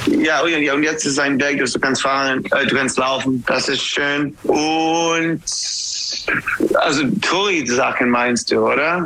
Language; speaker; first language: German; non-native, learner; English